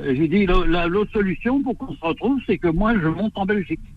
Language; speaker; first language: French; native; French